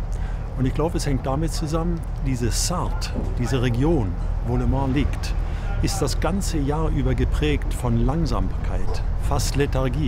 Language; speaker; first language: German; native; German